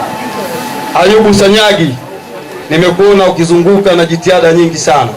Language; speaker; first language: Swahili; native; Swahili